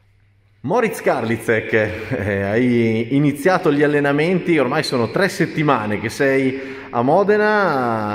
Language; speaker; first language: Italian; native; Italian